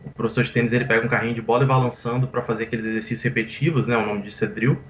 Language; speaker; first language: Portuguese; native; Portuguese